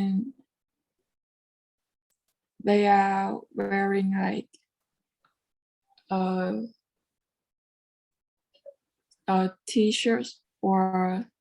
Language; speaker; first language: English; non-native, learner; Vietnamese